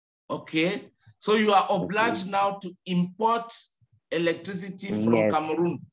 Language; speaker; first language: English; non-native, learner; Arabic